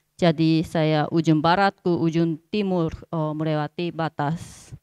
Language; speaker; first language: Indonesian; non-native, fluent; Japanese